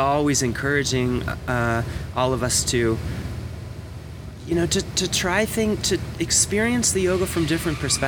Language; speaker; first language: English; native; English